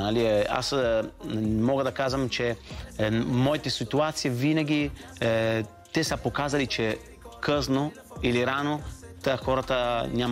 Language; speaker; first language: Bulgarian; non-native, fluent; Italian